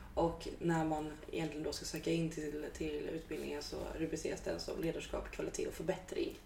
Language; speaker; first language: Swedish; native; Swedish